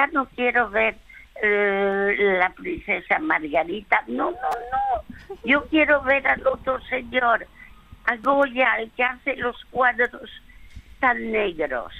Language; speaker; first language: Spanish; early bilingual, other home language; French